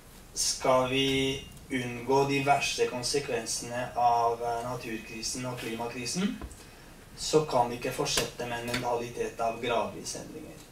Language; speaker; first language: Norwegian; non-native, fluent; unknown